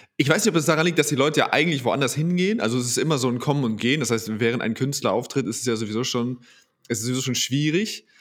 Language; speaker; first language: German; native; German